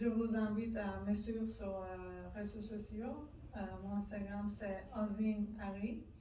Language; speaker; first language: French; non-native, learner; Persian